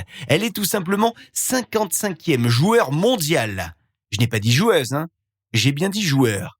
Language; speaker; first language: French; native; French